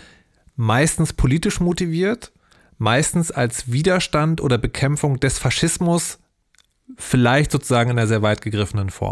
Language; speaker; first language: German; native; German